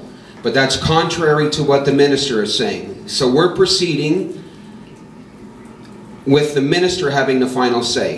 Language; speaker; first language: English; native; English